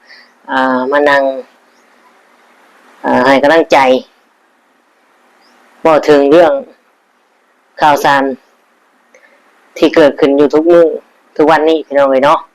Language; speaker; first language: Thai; non-native, local second language; Lao